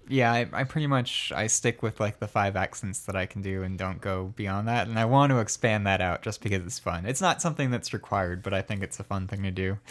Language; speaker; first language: English; native; English